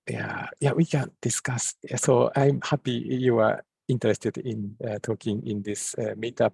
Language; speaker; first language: English; non-native, fluent; Japanese